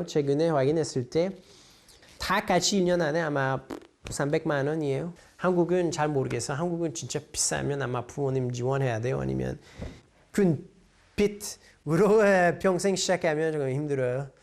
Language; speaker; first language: Korean; non-native, fluent; English